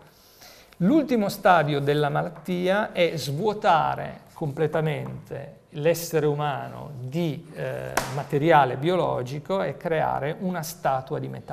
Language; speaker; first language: Italian; native; Italian